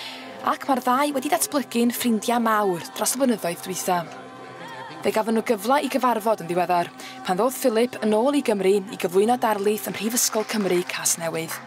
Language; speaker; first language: Welsh; native; Welsh